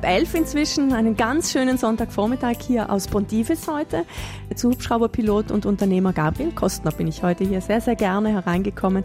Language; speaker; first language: German; native; German